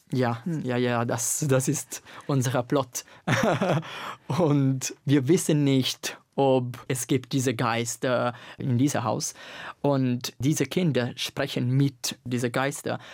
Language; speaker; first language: German; non-native, fluent; Italian